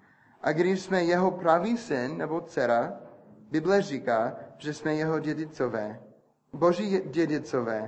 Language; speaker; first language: Czech; non-native, fluent; English